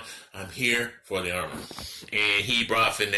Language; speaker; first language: English; native; English